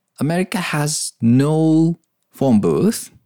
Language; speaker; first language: English; non-native, learner; Japanese